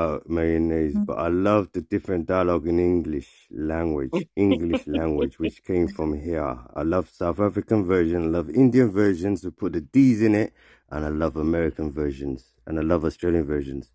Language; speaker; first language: English; native; English